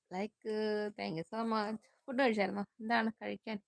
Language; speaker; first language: Malayalam; non-native, local second language; Tamil